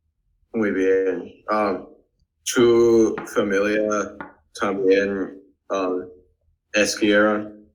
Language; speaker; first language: Spanish; non-native, learner; English